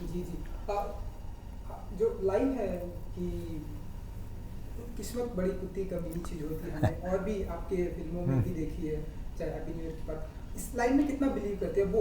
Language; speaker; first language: Hindi; native; Hindi